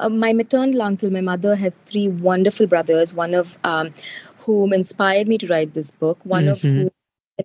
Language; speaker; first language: English; non-native, local second language; Telugu